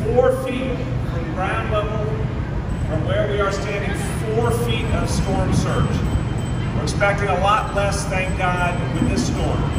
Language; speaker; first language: English; native; English